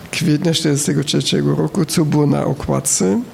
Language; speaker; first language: Polish; non-native, fluent; German